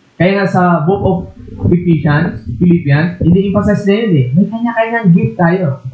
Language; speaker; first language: Filipino; non-native, local second language; Waray